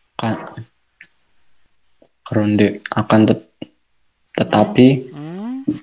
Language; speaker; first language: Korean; non-native, learner; Indonesian